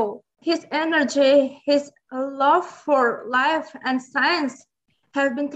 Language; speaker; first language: English; non-native, learner; Azerbaijani